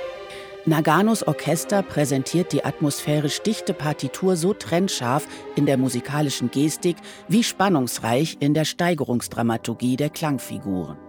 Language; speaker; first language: German; native; German